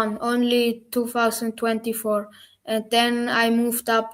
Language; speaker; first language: English; non-native, learner; German